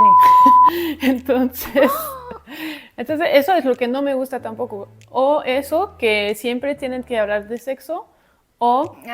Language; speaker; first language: Spanish; non-native, fluent; French